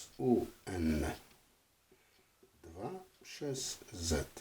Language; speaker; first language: Polish; non-native, fluent; French